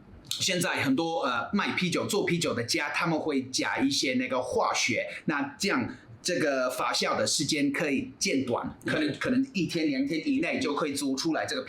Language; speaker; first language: Chinese; non-native, fluent; English